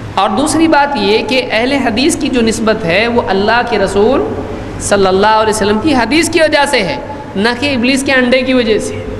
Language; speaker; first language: Urdu; native; Urdu